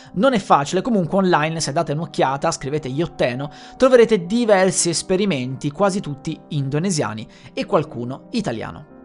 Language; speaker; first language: Italian; native; Italian